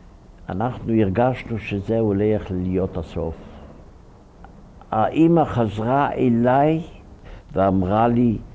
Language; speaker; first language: Hebrew; non-native, fluent; Ukrainian